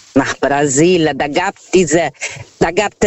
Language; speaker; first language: German; non-native, fluent; Portuguese